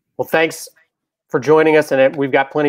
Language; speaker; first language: English; native; English